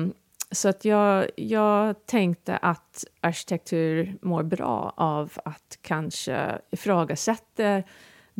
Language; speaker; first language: Swedish; non-native, fluent; English